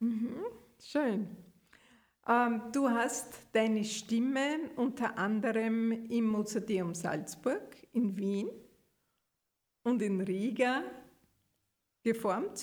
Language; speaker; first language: German; native; German